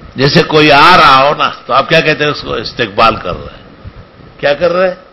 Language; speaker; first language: Urdu; non-native, local second language; Pashto